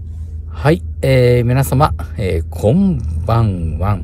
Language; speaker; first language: Japanese; native; Japanese